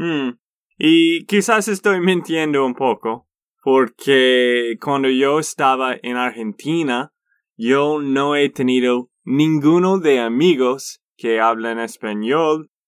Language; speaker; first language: Spanish; non-native, learner; English